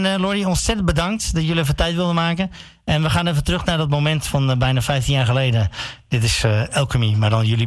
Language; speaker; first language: Dutch; native; Dutch